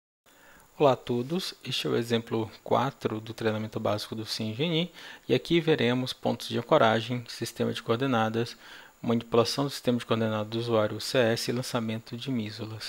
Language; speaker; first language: Portuguese; native; Portuguese